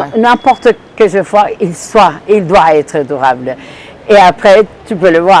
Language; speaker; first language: French; non-native, fluent; Spanish